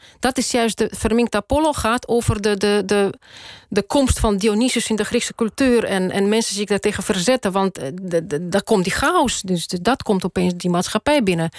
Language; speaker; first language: Dutch; non-native, fluent; Russian